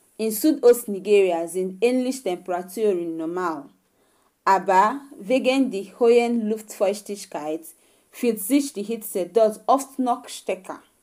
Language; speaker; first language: German; non-native, fluent; Igbo